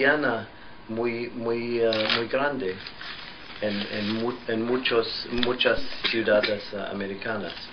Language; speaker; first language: Spanish; non-native, fluent; English